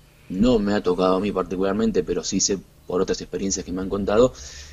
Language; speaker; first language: Spanish; native; Spanish